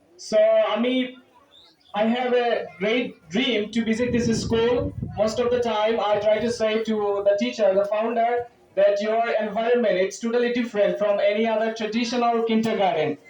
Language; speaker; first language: English; non-native, local second language; Bangla